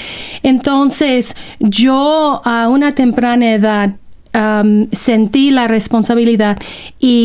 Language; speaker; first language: Spanish; non-native, fluent; English